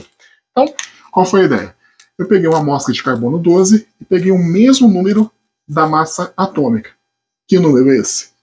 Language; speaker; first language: Portuguese; native; Portuguese